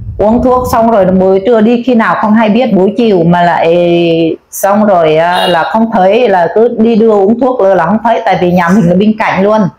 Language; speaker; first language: Vietnamese; non-native, local second language; Eastern Cham